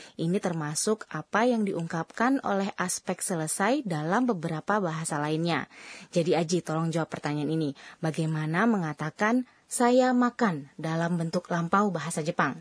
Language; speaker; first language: Indonesian; native; Indonesian